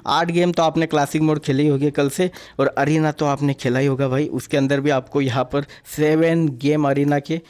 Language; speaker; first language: Hindi; non-native, local second language; Marathi